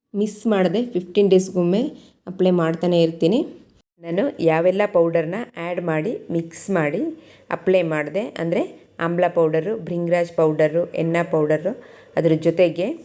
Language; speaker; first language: Kannada; native; Kannada